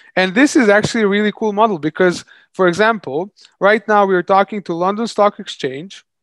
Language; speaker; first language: English; non-native, fluent; Serbian